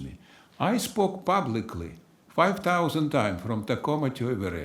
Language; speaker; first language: English; non-native, learner; German